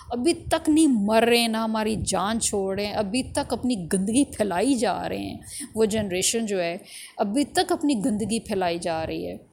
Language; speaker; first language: Urdu; native; Urdu